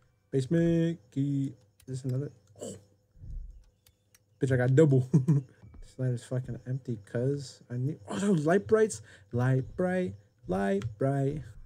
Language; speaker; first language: English; native; English